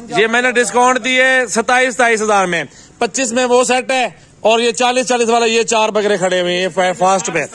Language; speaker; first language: Urdu; non-native, local second language; Punjabi